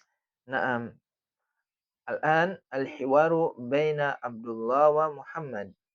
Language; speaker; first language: Arabic; non-native, fluent; Indonesian